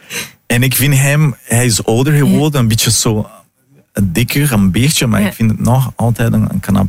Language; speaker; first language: Dutch; non-native, learner; Portuguese